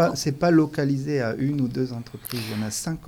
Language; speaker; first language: French; native; French